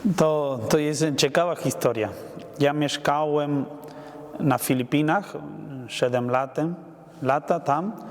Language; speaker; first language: Polish; non-native, learner; Spanish